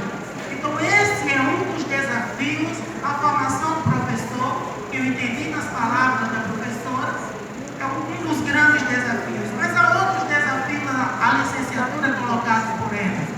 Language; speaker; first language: Portuguese; native; Portuguese